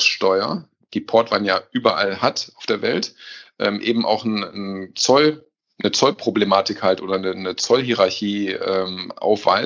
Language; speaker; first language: German; native; German